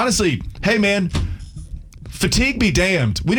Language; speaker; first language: English; native; English